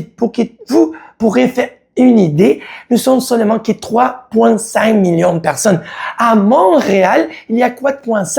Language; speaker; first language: French; non-native, learner; Spanish